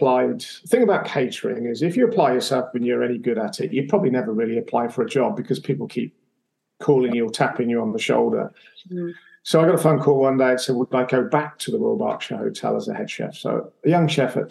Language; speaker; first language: English; native; English